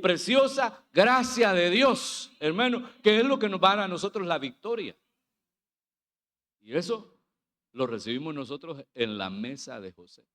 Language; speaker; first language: Spanish; native; Spanish